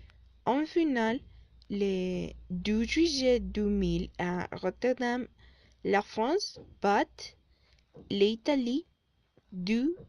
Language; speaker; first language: French; non-native, learner; Spanish